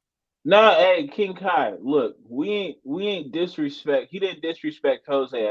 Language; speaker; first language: English; native; English